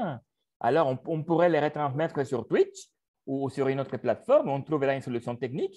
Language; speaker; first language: French; non-native, fluent; Spanish